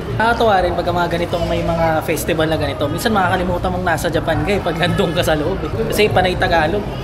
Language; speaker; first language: Filipino; native; Filipino